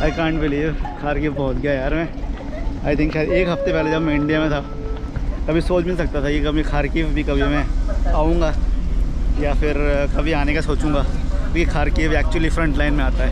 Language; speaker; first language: Hindi; native; Hindi